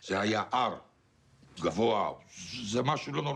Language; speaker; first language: Hebrew; non-native, fluent; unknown